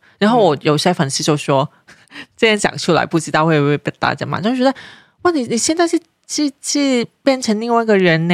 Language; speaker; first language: Chinese; non-native, local second language; Cantonese